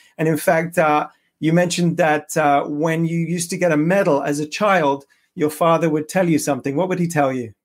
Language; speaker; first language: English; native; English